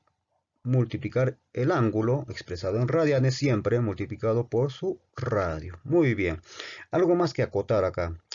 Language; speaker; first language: Spanish; native; Spanish